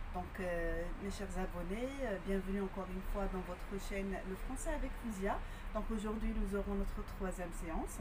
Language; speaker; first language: French; non-native, local second language; Arabic